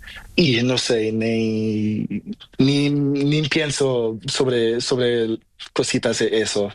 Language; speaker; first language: Spanish; non-native, learner; Portuguese